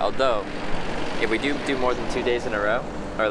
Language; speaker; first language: English; native; English